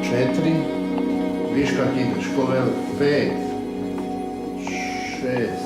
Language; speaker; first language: Croatian; native; Croatian